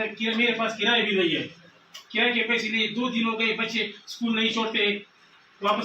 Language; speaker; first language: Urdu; non-native, local second language; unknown